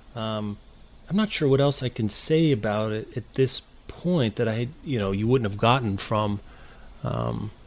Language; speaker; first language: English; native; English